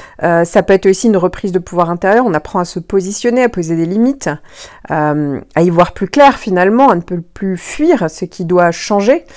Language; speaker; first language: French; native; French